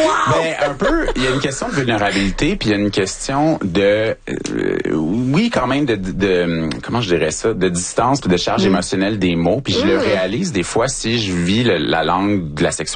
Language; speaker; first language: French; native; French